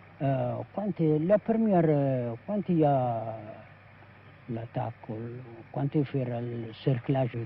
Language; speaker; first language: French; non-native, learner; Arabic